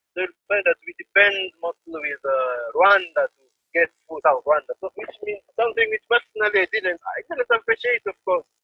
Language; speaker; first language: English; non-native, fluent; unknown